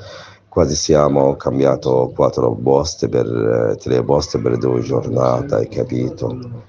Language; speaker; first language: Italian; non-native, learner; Arabic